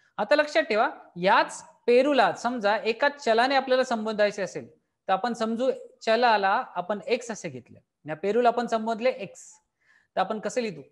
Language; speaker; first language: Marathi; native; Marathi